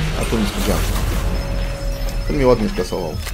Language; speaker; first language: Polish; native; Polish